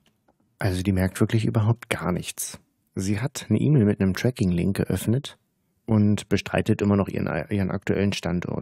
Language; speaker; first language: German; native; German